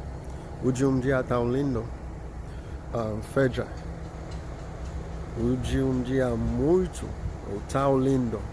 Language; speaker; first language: Portuguese; non-native, learner; Haitian Creole